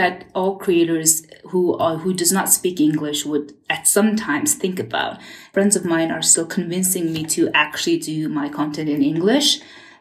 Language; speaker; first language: English; non-native, fluent; Mongolian